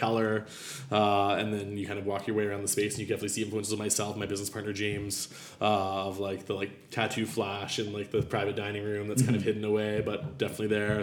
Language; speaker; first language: English; native; English